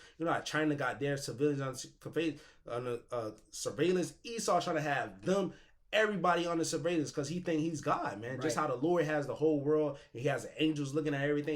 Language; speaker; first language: English; native; English